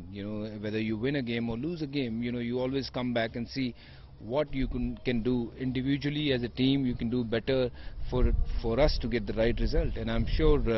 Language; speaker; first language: English; non-native, local second language; Punjabi